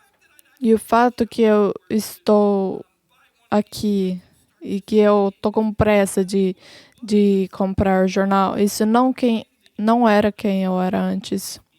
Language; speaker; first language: Portuguese; non-native, fluent; English